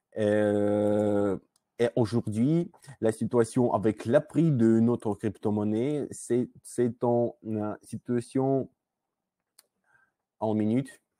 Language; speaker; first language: French; non-native, learner; Russian